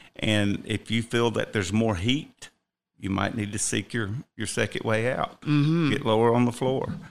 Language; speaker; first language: English; native; English